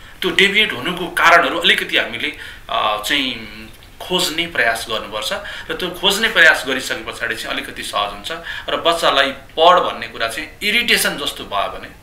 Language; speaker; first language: Nepali; native; Nepali